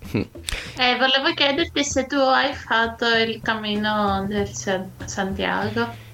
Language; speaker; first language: Italian; non-native, fluent; Greek